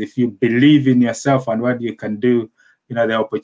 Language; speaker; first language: English; non-native, local second language; Nyanja